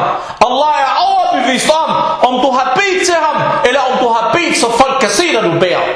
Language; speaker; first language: Danish; early bilingual, other home language; Arabic